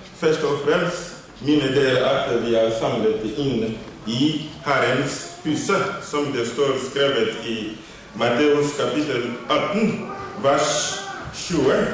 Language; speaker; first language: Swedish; non-native, learner; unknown